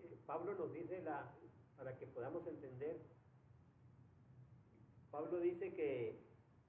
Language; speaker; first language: Spanish; native; Spanish